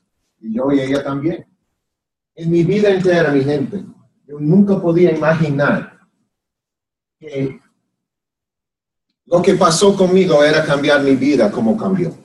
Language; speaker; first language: Spanish; non-native, fluent; English